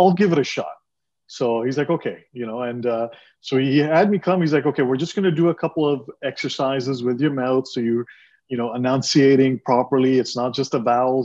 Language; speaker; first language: English; early bilingual, other home language; Punjabi